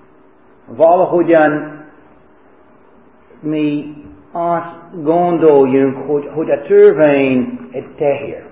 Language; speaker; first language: Hungarian; early bilingual, heritage; Hungarian